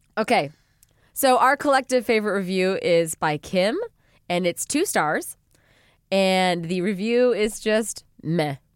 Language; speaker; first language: English; native; English